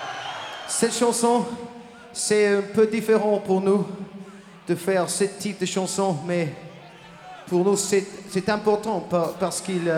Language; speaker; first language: French; non-native, learner; English